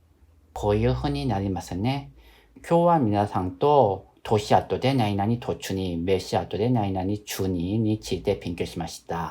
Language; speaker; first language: Japanese; non-native, fluent; Korean